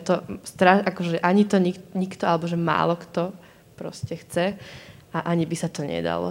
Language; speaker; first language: Slovak; non-native, local second language; Hungarian